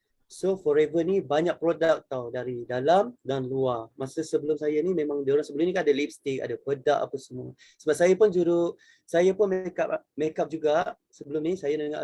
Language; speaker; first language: Malay; native; Malay